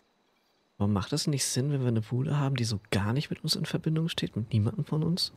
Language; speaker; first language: German; native; German